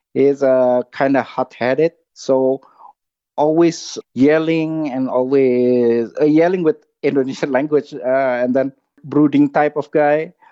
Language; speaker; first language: English; non-native, fluent; Indonesian